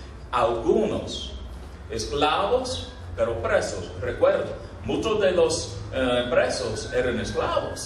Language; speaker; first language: Spanish; non-native, fluent; English